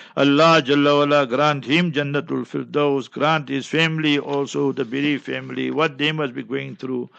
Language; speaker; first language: English; native; English